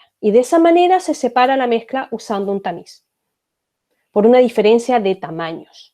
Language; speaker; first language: Spanish; native; Spanish